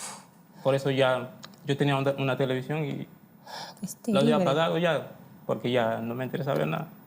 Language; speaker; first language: Spanish; non-native, learner; Haitian Creole